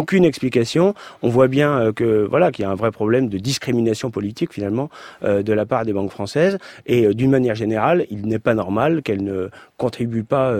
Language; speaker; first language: French; native; French